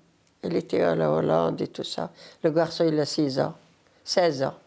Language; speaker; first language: French; non-native, learner; Arabic